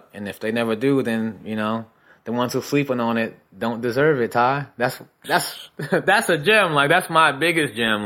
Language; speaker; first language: English; native; English